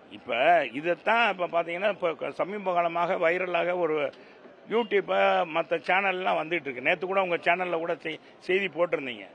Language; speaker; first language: Tamil; native; Tamil